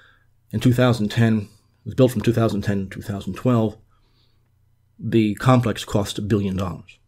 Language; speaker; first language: English; native; English